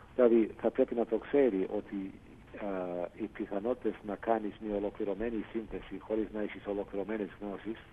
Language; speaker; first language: Greek; non-native, fluent; English